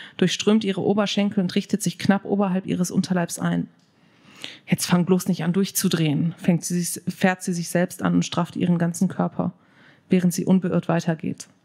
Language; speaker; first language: German; native; German